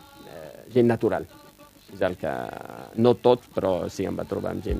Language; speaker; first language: Catalan; non-native, fluent; Riffian